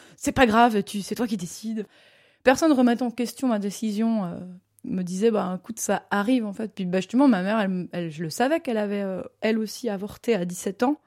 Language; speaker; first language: French; native; French